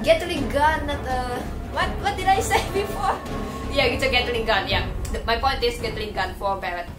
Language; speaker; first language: English; non-native, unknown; Indonesian